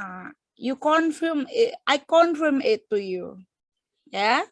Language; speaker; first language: English; non-native, fluent; Indonesian